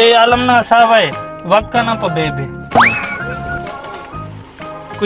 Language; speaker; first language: Filipino; non-native, learner; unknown